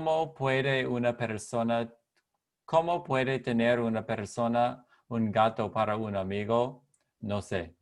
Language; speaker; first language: Spanish; non-native, learner; English